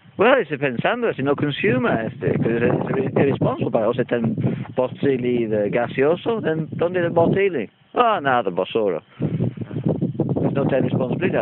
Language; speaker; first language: Spanish; non-native, learner; English